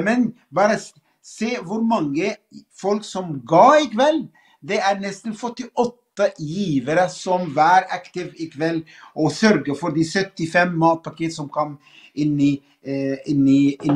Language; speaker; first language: Norwegian; non-native, fluent; Arabic